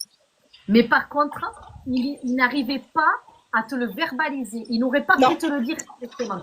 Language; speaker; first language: French; native; French